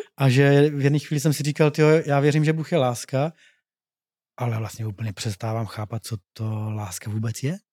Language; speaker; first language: Czech; native; Czech